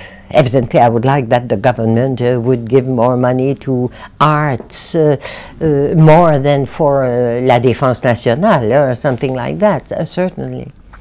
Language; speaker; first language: English; non-native, fluent; French